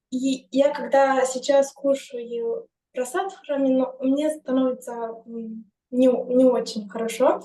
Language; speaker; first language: Russian; non-native, fluent; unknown